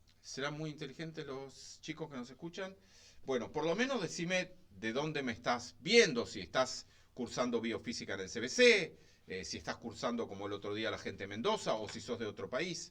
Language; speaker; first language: Spanish; native; Spanish